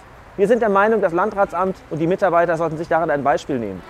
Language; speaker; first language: German; native; German